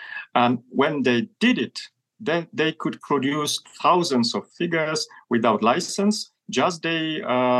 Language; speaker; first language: English; non-native, fluent; Polish